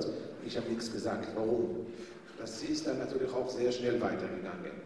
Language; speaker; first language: German; non-native, fluent; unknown